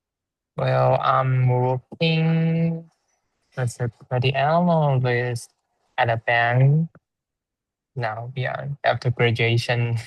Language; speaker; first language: English; non-native, learner; Chinese